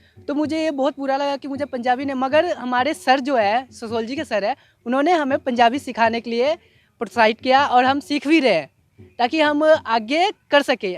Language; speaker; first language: Hindi; native; Hindi